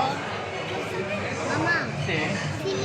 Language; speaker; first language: Italian; early bilingual, other home language; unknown